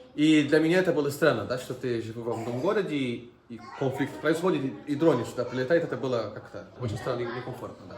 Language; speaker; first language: Russian; non-native, fluent; Portuguese